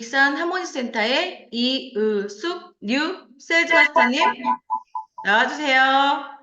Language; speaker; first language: Korean; native; Korean